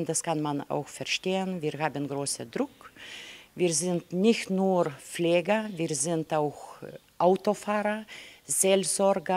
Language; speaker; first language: German; non-native, fluent; Lithuanian